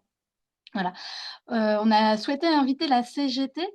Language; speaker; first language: French; native; French